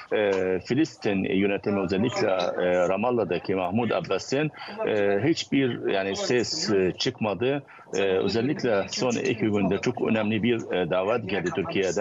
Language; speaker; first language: Turkish; non-native, fluent; Arabic